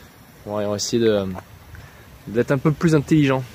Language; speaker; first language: French; native; French